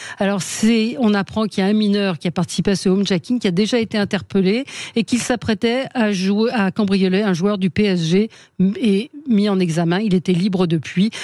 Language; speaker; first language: French; native; French